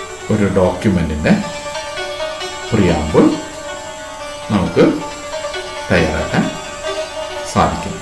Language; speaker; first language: Malayalam; native; Malayalam